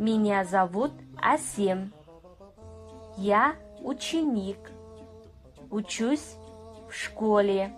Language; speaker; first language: Russian; non-native, fluent; Kazakh